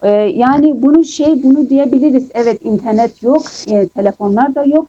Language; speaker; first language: Turkish; non-native, fluent; Kurdish